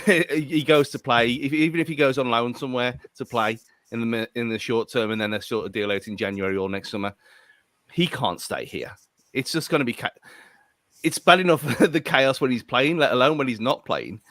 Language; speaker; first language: English; native; English